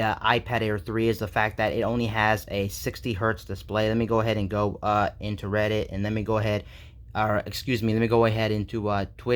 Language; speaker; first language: English; native; English